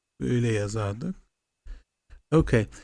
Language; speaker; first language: Turkish; non-native, fluent; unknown